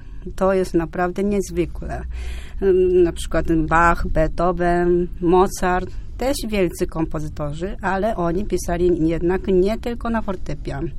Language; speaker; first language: Polish; non-native, fluent; Japanese